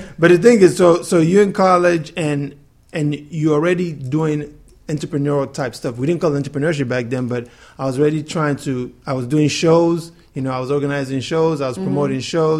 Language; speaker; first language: English; non-native, local second language; Yoruba